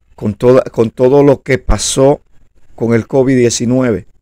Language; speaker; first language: Spanish; native; Spanish